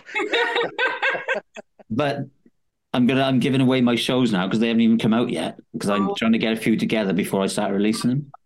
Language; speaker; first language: English; native; English